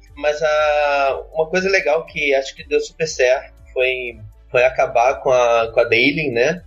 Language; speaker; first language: Portuguese; native; Portuguese